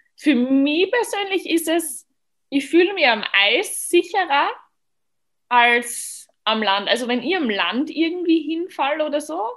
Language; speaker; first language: German; native; German